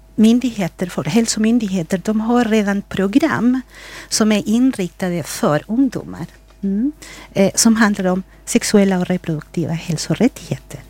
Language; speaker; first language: Swedish; non-native, fluent; Spanish